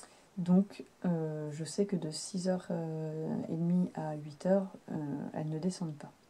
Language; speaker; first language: French; native; French